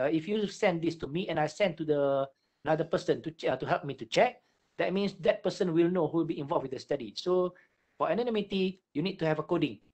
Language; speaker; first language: English; non-native, local second language; Malay